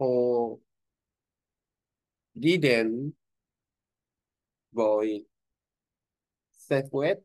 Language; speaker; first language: Vietnamese; non-native, learner; Korean